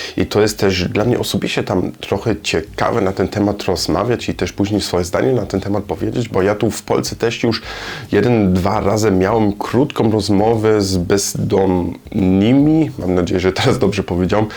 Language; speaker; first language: Polish; non-native, learner; German